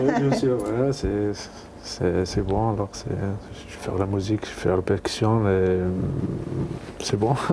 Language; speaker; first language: French; non-native, learner; Arabic